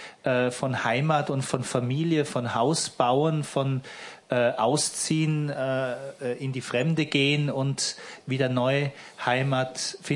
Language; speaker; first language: German; native; German